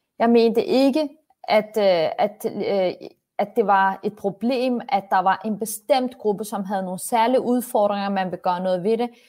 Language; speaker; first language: Danish; early bilingual, other home language; Turkish